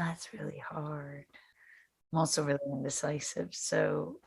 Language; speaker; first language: English; native; English